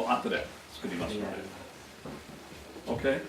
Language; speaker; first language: Japanese; non-native, learner; English